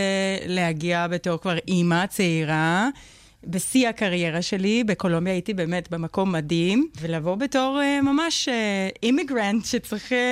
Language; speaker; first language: Hebrew; non-native, fluent; Spanish